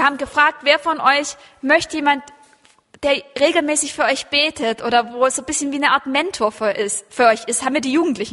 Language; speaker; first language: German; native; German